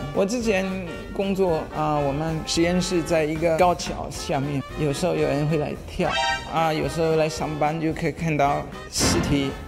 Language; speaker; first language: Chinese; non-native, fluent; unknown